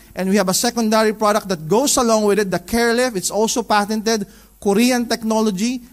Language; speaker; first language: English; non-native, local second language; Filipino